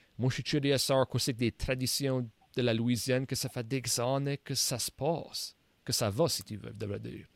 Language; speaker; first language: French; native; French